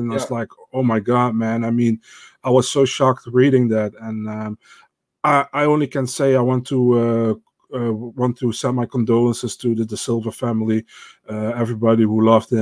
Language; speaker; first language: English; non-native, fluent; Dutch